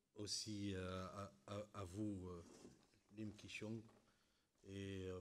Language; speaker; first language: French; non-native, local second language; Arabic